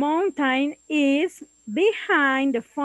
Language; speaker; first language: English; non-native, learner; Spanish